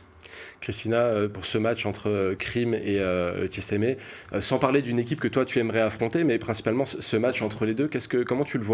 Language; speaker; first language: French; native; French